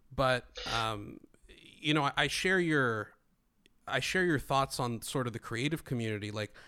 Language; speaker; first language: English; non-native, fluent; Greek